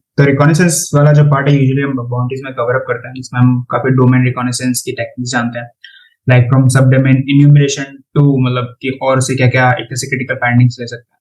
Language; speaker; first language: Hindi; native; Hindi